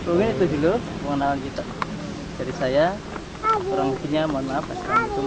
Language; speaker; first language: Indonesian; non-native, local second language; Javanese